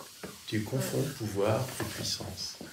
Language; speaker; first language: French; native; French